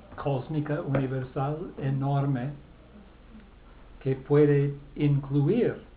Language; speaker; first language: Spanish; non-native, fluent; English